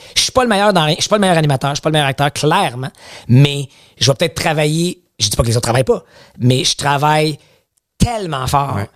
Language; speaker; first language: French; native; French